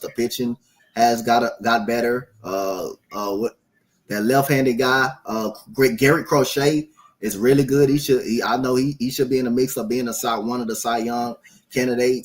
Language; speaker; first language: English; native; English